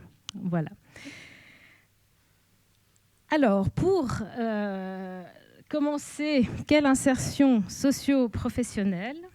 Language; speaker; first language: French; native; French